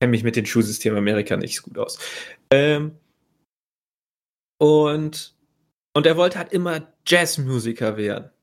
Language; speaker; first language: German; native; German